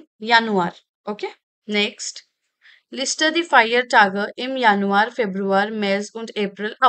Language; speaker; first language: German; non-native, fluent; Hindi